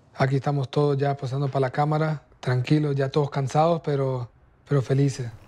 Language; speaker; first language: Spanish; native; Spanish